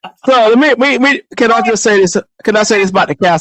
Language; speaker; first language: English; native; English